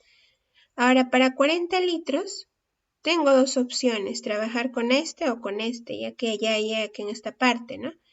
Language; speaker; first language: Spanish; native; Spanish